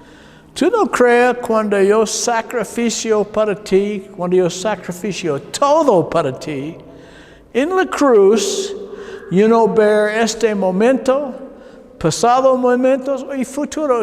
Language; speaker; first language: Spanish; non-native, learner; English